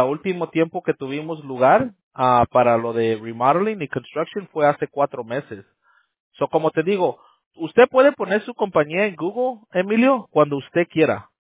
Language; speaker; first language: Spanish; early bilingual, heritage; Spanish